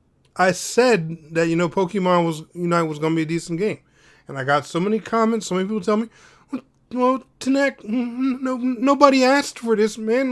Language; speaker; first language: English; native; English